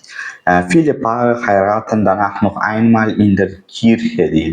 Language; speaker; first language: German; non-native, fluent; Uzbek